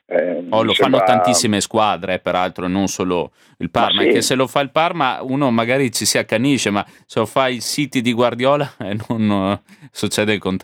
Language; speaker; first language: Italian; native; Italian